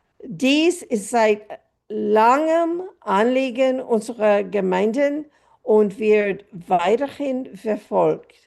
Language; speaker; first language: German; non-native, fluent; English